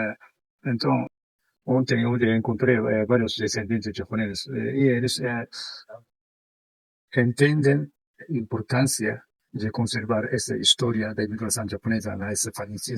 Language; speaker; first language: Portuguese; non-native, fluent; Japanese